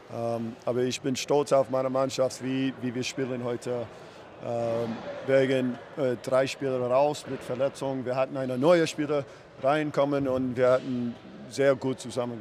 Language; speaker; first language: German; non-native, learner; English